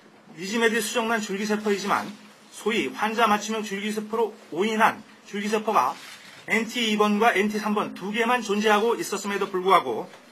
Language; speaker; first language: Korean; native; Korean